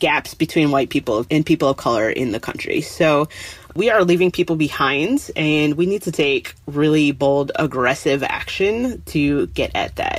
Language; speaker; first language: English; native; English